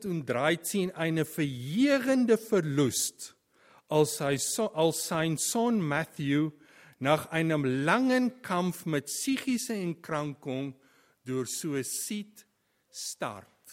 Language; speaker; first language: German; non-native, fluent; Afrikaans